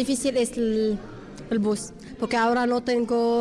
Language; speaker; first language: Spanish; non-native, learner; Arabic